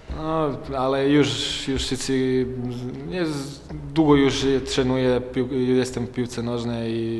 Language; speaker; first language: Polish; non-native, fluent; Croatian